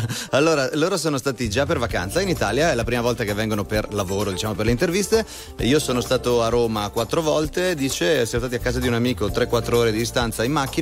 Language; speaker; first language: Italian; native; Italian